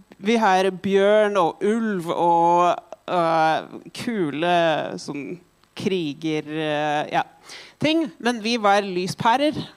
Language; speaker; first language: Norwegian; non-native, fluent; English